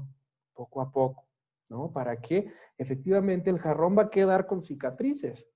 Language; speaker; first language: Spanish; native; Spanish